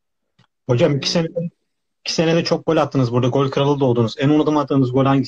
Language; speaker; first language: Turkish; native; Turkish